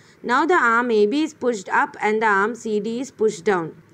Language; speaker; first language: English; non-native, local second language; Malayalam